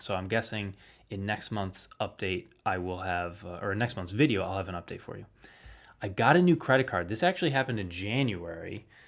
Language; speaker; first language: English; native; English